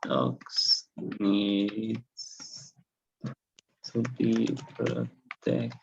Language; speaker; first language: English; non-native, learner; Spanish